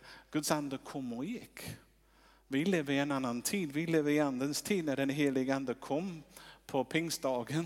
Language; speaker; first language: Swedish; non-native, fluent; English